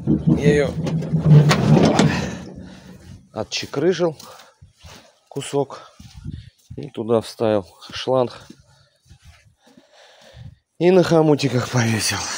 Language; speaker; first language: Russian; native; Russian